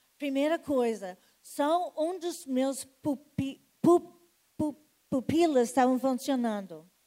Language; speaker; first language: Portuguese; non-native, fluent; English